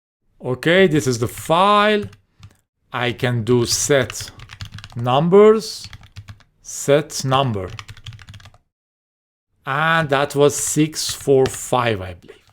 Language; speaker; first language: English; non-native, fluent; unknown